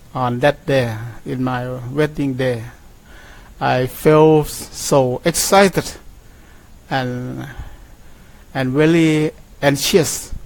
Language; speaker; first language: English; non-native, learner; Thai